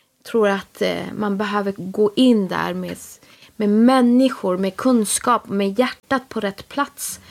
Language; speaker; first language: Swedish; native; Swedish